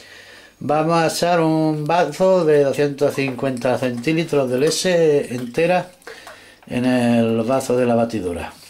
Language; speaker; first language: Spanish; native; Spanish